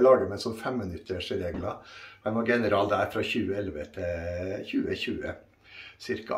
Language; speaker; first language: Norwegian; native; Norwegian